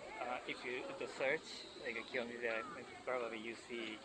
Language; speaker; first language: English; non-native, fluent; Japanese